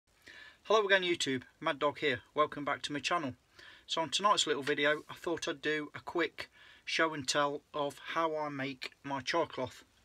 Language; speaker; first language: English; native; English